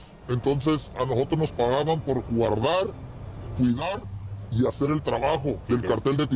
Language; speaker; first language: Spanish; native; Spanish